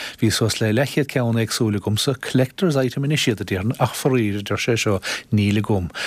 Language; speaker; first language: Irish; native; Irish